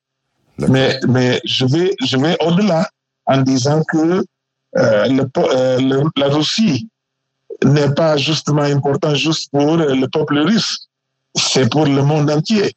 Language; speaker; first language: French; non-native, fluent; Portuguese